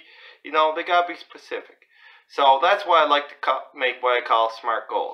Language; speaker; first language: English; native; English